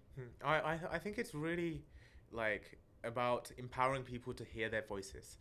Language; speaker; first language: English; early bilingual, other home language; Malayalam